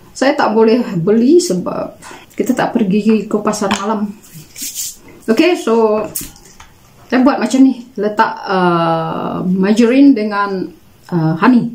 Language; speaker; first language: Malay; native; Malay